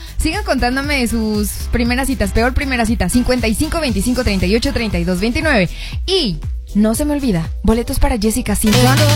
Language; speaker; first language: Spanish; native; Spanish